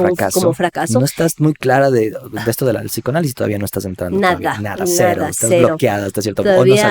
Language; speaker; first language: Spanish; native; Spanish